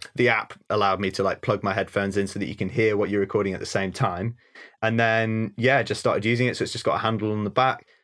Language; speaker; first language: English; native; English